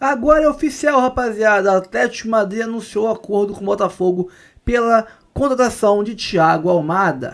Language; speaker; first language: Portuguese; native; Portuguese